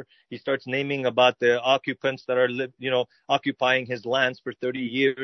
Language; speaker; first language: English; native; English